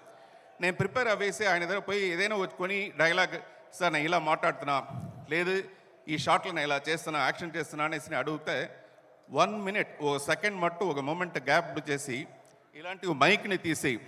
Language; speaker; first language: Telugu; non-native, local second language; Tamil